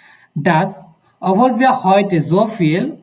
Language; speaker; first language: German; non-native, fluent; Bangla